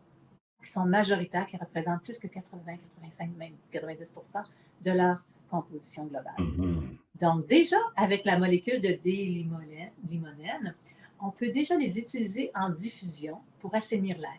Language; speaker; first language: French; native; French